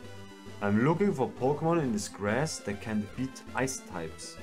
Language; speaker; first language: English; non-native, learner; German